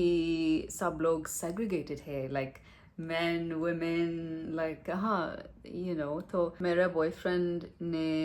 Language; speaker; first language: Hindi; non-native, learner; English